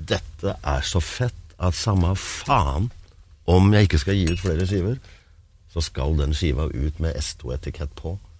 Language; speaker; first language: Norwegian; native; Norwegian